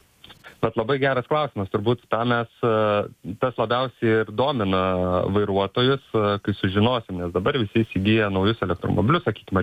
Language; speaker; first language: Lithuanian; native; Lithuanian